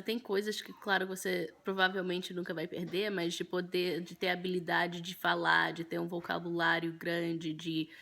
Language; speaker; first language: Portuguese; early bilingual, other home language; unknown